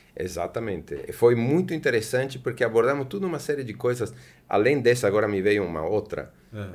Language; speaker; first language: Portuguese; non-native, fluent; Italian